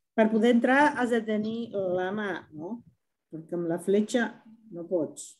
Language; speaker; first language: Catalan; non-native, fluent; Spanish